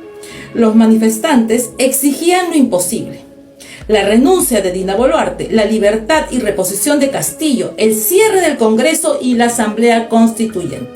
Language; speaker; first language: Spanish; native; Spanish